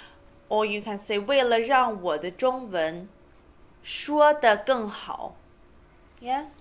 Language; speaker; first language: Chinese; non-native, fluent; English